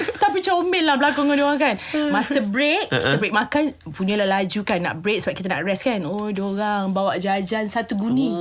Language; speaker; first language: Malay; native; Malay